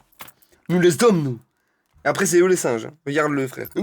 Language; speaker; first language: French; native; French